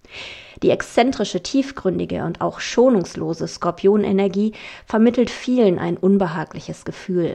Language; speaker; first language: German; native; German